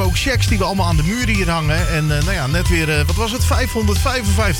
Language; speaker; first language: Dutch; native; Dutch